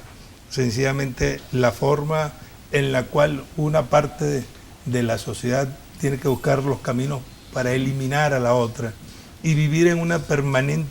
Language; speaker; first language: Spanish; native; Spanish